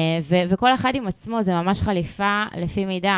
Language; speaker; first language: Hebrew; native; Hebrew